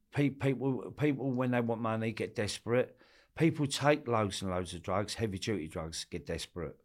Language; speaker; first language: English; native; English